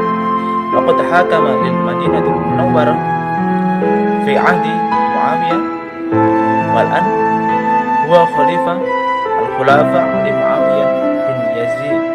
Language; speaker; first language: Arabic; non-native, learner; Indonesian